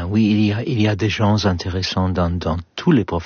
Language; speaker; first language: French; non-native, fluent; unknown